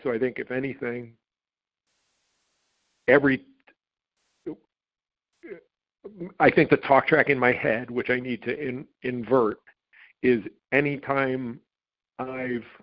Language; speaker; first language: English; native; English